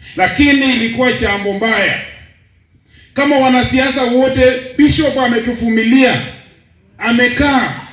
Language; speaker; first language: Swahili; native; Swahili